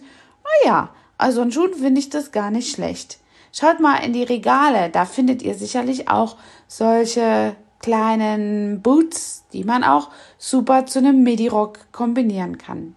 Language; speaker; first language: German; native; German